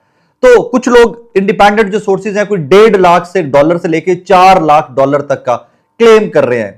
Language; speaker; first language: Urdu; non-native, local second language; Punjabi